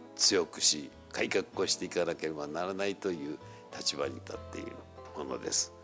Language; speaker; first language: Japanese; native; Japanese